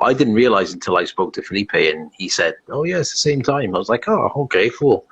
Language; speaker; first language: English; native; English